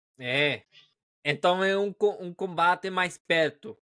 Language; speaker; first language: Portuguese; non-native, learner; Spanish